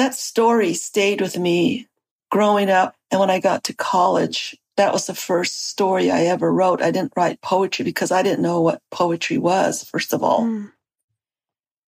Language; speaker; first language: English; early bilingual, other home language; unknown